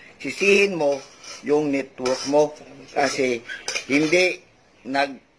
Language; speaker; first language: Filipino; native; Filipino